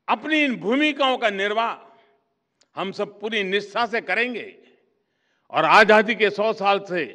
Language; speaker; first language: Hindi; non-native, local second language; Gujarati